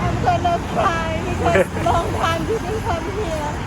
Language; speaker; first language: English; non-native, learner; Thai